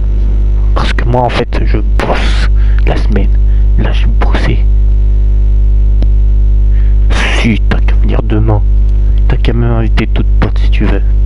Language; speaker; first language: French; native; French